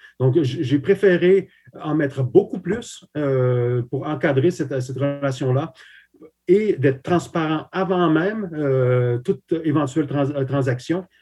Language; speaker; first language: French; early bilingual, other home language; Slovak